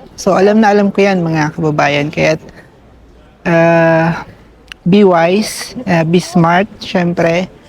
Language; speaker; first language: Filipino; native; Filipino